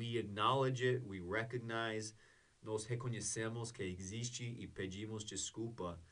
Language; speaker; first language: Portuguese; non-native, learner; English